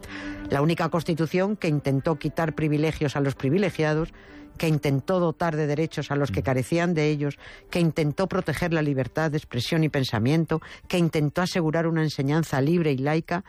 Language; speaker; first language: Spanish; native; Spanish